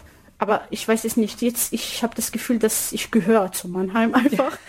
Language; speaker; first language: German; non-native, learner; Arabic